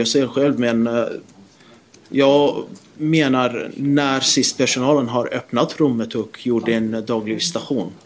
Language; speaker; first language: Swedish; non-native, fluent; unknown